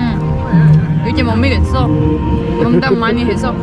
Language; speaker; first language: Korean; non-native, learner; Spanish